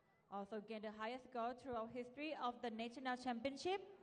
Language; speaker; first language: English; non-native, fluent; Thai